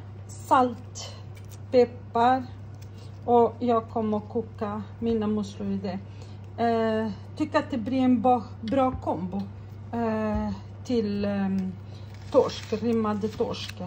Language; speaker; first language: Swedish; non-native, fluent; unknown